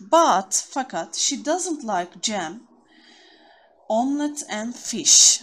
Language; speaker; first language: English; non-native, fluent; Turkish